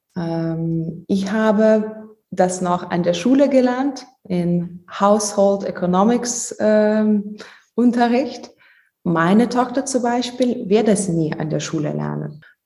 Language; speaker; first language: German; non-native, fluent; Lithuanian